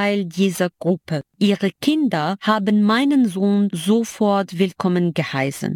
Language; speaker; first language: German; non-native, fluent; Arabic